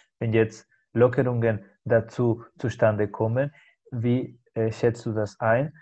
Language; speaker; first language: German; non-native, fluent; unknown